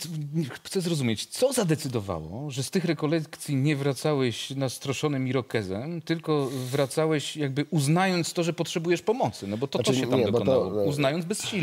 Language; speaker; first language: Polish; native; Polish